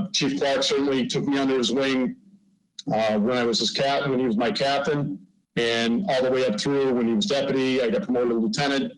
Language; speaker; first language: English; native; English